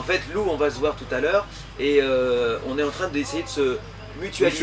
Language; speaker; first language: French; native; French